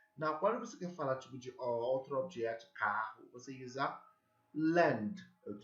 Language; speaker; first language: Portuguese; non-native, learner; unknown